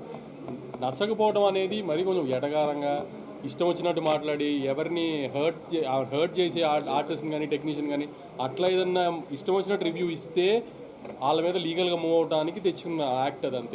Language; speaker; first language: Telugu; native; Telugu